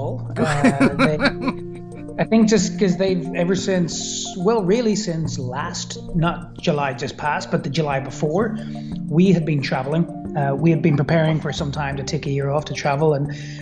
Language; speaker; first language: English; native; English